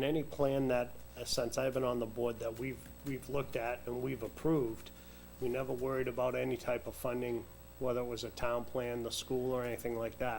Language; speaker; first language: English; native; English